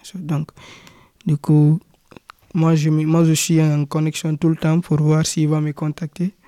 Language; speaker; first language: French; non-native, local second language; Fula